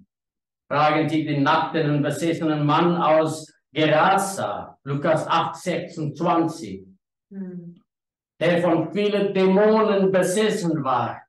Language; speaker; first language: German; non-native, learner; Afrikaans